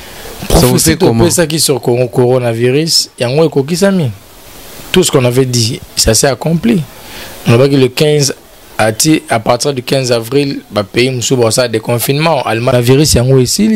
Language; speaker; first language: French; non-native, local second language; Lingala